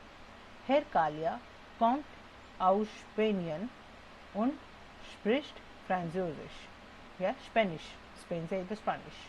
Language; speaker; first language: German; non-native, fluent; Hindi